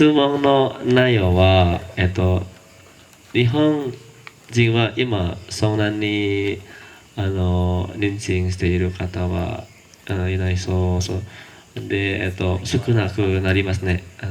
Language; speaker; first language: Japanese; non-native, learner; Indonesian